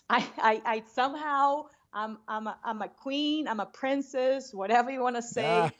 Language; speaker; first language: English; non-native, fluent; Portuguese